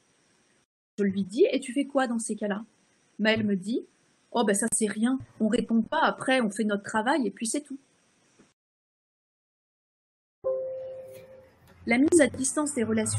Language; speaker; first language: French; native; French